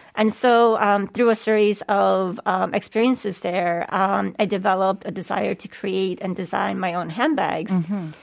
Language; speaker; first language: English; native; English